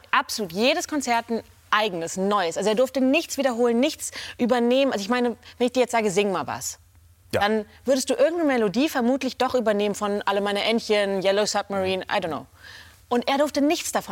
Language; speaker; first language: German; native; German